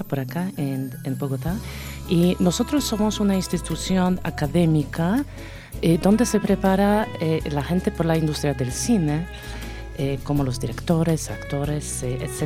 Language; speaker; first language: Spanish; non-native, fluent; Polish